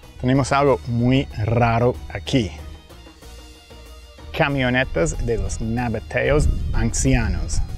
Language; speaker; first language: Spanish; non-native, fluent; English